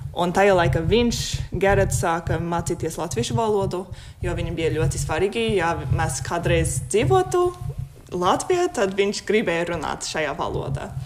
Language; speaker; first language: Latvian; non-native, fluent; English